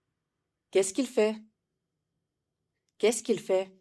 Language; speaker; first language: French; non-native, fluent; Serbian